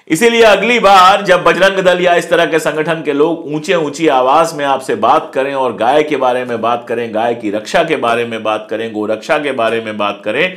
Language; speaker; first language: Hindi; native; Hindi